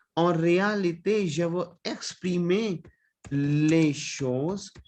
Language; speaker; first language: French; non-native, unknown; Hindi